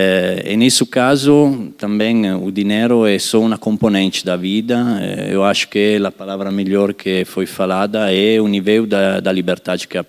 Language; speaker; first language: Portuguese; non-native, fluent; Italian